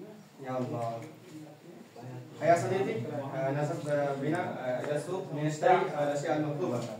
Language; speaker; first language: Arabic; non-native, learner; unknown